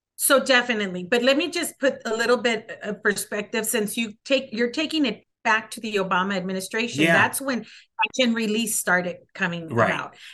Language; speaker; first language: English; early bilingual, other home language; Spanish